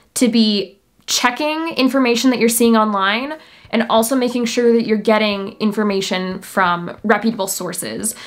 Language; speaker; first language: English; native; English